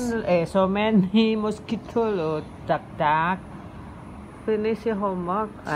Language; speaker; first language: English; non-native, learner; Javanese